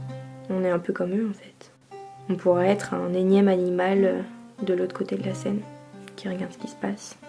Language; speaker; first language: French; native; French